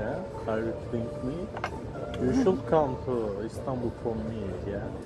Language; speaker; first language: English; non-native, learner; Turkish